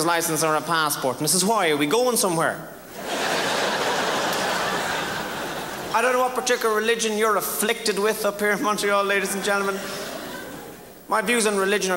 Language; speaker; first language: English; native; English